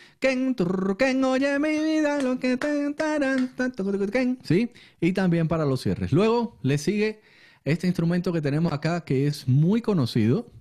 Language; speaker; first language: Spanish; native; Spanish